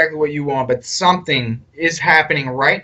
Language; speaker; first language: English; native; English